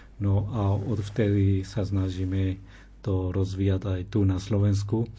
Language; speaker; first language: Slovak; non-native, fluent; Spanish